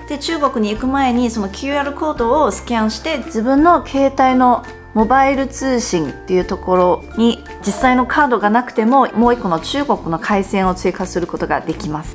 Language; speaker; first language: Japanese; non-native, fluent; Chinese